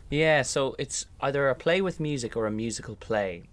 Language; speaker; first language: English; native; English